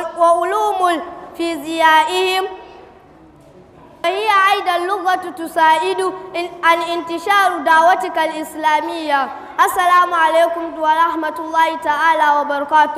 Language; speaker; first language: Arabic; non-native, learner; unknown